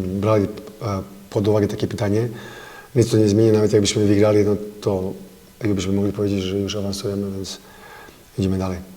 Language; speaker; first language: Polish; non-native, fluent; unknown